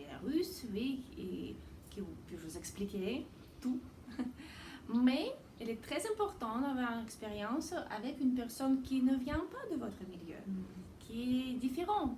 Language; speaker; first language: French; non-native, fluent; Russian